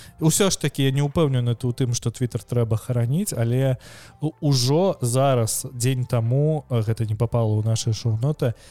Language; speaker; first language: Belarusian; non-native, local second language; Russian